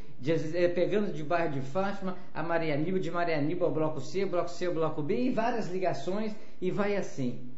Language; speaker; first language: Portuguese; native; Portuguese